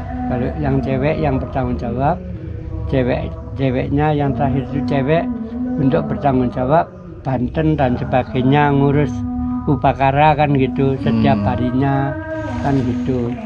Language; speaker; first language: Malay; non-native, local second language; Javanese